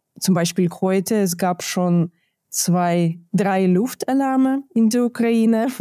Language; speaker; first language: German; non-native, fluent; Ukrainian